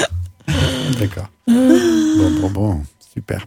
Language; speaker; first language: French; native; French